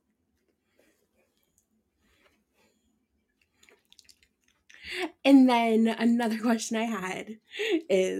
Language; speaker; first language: English; non-native, local second language; Irish